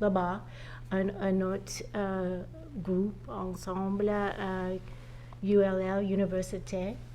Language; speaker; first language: French; non-native, learner; English